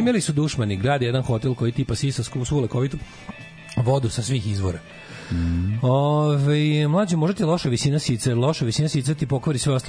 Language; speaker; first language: Serbian; native; Serbian